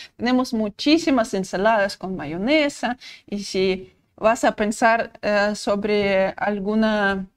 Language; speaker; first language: Spanish; non-native, fluent; Russian